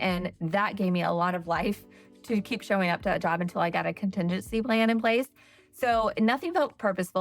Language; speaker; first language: English; native; English